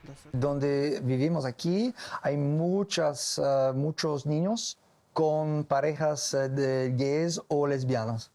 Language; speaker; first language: Spanish; non-native, learner; English